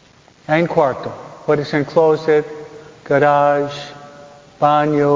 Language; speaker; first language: Spanish; non-native, fluent; English